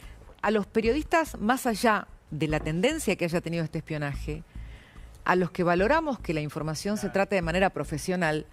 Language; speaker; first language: Spanish; native; Spanish